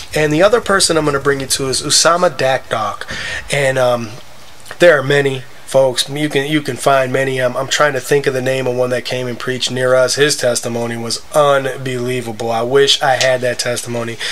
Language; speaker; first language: English; native; English